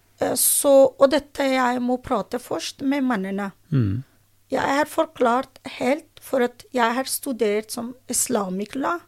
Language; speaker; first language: Norwegian; non-native, learner; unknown